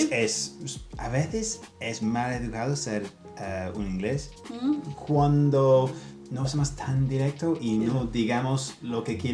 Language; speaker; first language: Spanish; non-native, learner; English